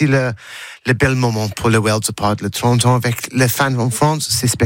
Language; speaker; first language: French; non-native, learner; English